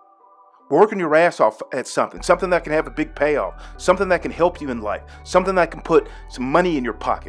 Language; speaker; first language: English; native; English